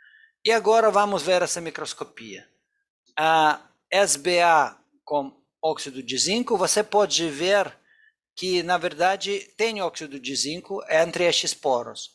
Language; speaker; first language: Portuguese; non-native, fluent; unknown